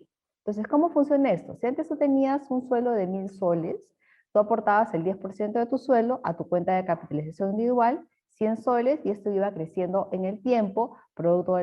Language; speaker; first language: Spanish; native; Spanish